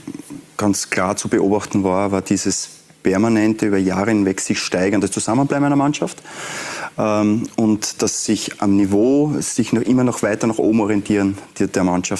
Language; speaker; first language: German; native; German